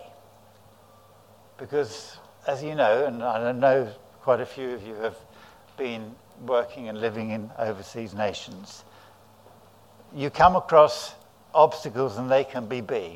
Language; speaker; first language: English; native; English